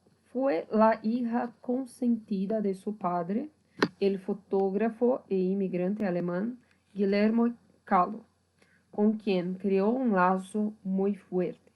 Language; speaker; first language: Spanish; non-native, fluent; Portuguese